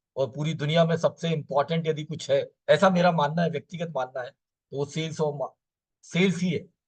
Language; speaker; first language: Hindi; native; Hindi